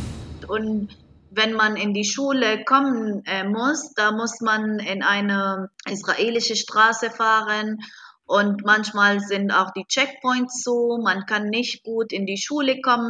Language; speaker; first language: German; non-native, fluent; Arabic